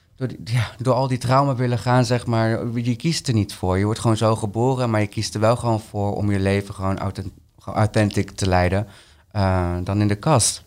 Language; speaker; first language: Dutch; early bilingual, other home language; Spanish